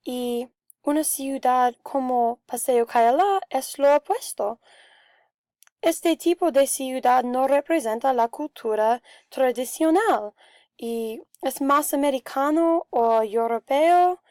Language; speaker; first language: Spanish; non-native, learner; English